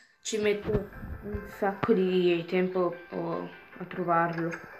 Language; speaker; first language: Italian; native; Italian